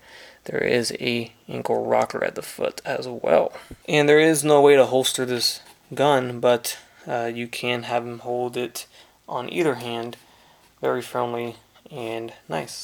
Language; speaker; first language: English; native; English